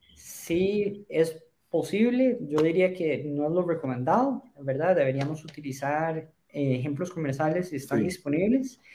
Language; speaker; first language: Spanish; native; Spanish